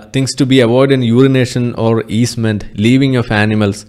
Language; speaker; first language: English; non-native, local second language; Malayalam